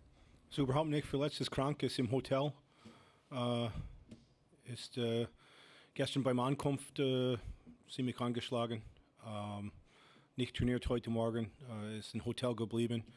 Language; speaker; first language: German; non-native, fluent; English